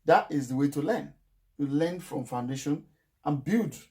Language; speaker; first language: English; non-native, local second language; Yoruba